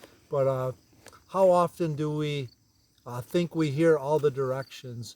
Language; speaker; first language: English; native; English